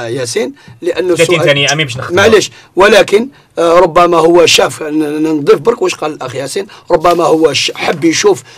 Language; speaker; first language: Arabic; native; Arabic